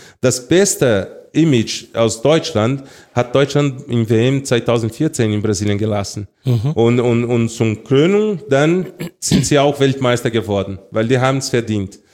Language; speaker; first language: German; non-native, fluent; Portuguese